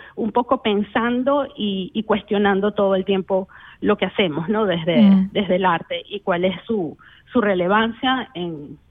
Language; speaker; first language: Spanish; native; Spanish